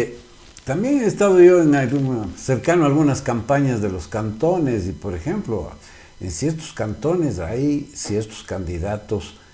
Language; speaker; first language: Spanish; native; Spanish